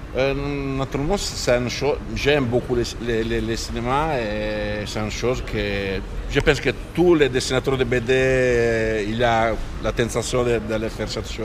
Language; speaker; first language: French; non-native, fluent; Italian